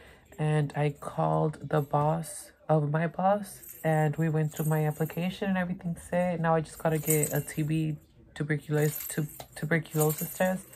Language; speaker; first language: English; early bilingual, other home language; Spanish